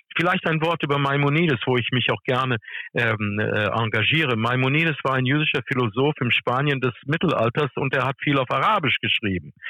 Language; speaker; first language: German; early bilingual, other home language; English